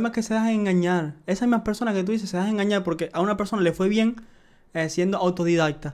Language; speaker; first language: Spanish; native; Spanish